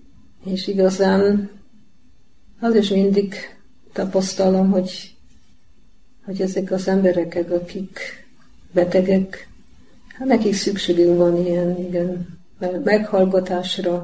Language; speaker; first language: Hungarian; non-native, learner; Polish